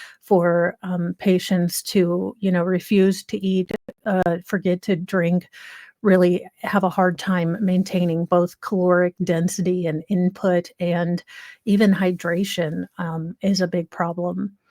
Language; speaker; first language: English; native; English